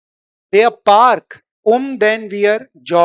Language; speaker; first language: German; non-native, fluent; Hindi